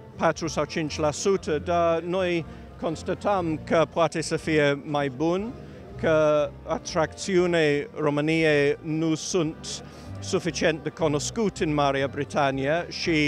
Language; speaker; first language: Romanian; non-native, learner; English